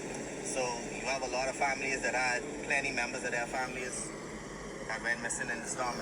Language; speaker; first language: English; native; English